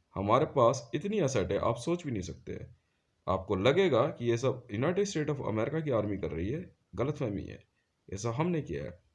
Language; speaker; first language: Hindi; native; Hindi